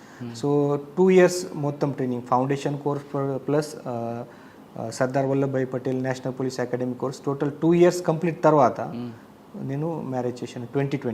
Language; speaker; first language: Telugu; non-native, fluent; Marathi